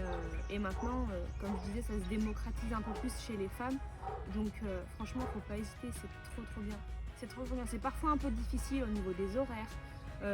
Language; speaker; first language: French; native; French